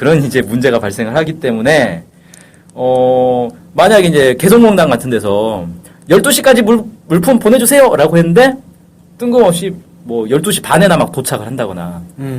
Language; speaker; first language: Korean; native; Korean